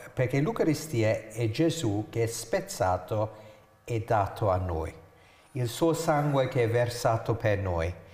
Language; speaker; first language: Italian; non-native, fluent; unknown